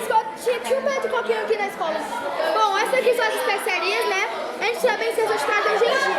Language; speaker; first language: Portuguese; native; Portuguese